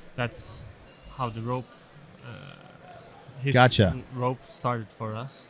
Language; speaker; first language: English; non-native, fluent; Turkish